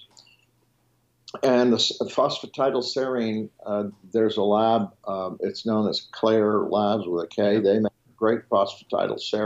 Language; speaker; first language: English; non-native, fluent; French